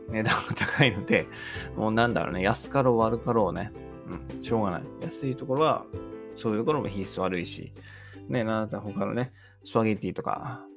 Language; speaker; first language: Japanese; native; Japanese